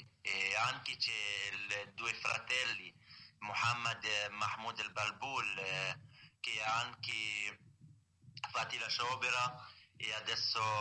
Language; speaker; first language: Italian; non-native, learner; Arabic